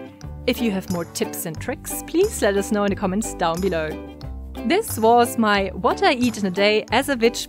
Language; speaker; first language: English; non-native, fluent; German